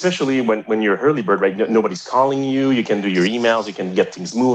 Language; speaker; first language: English; non-native, fluent; French